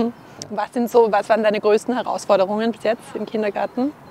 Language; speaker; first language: German; native; German